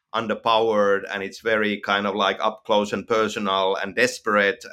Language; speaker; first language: English; non-native, fluent; Finnish